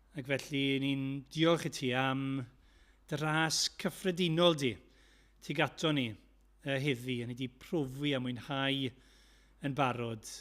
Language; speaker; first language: Welsh; native; Welsh